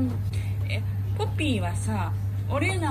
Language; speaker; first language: Japanese; native; Japanese